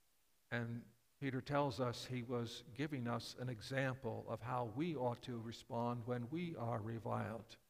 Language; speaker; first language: English; native; English